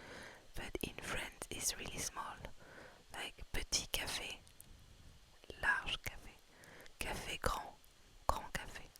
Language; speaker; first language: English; non-native, fluent; French